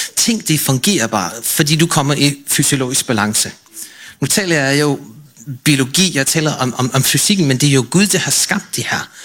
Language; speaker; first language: Danish; non-native, fluent; English